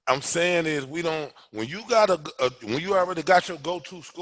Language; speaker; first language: English; native; English